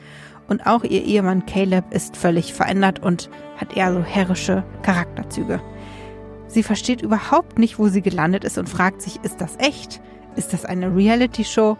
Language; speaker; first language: German; native; German